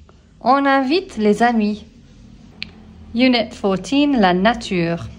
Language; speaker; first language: French; non-native, fluent; English